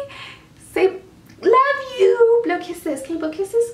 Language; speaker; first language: English; native; English